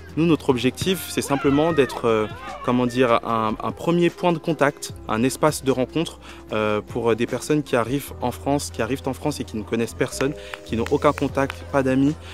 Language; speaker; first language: French; native; French